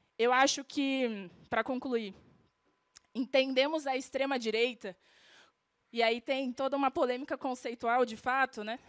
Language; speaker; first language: Portuguese; native; Portuguese